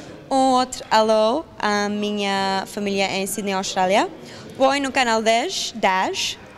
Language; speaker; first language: Portuguese; early bilingual, heritage; Portuguese